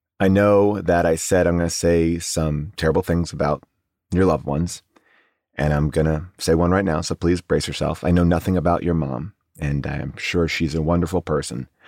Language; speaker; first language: English; native; English